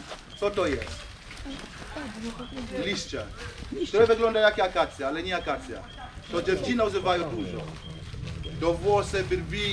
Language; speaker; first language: Polish; non-native, learner; Swahili